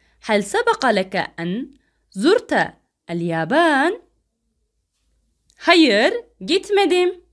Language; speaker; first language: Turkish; non-native, fluent; Arabic